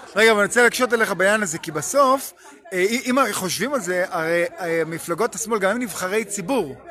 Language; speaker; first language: Hebrew; native; Hebrew